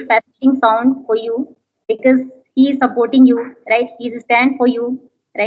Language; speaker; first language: English; non-native, learner; Hindi